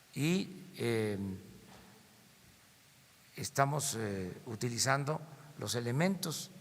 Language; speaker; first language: Spanish; native; Spanish